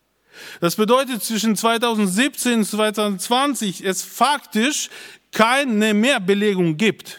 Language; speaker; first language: German; native; German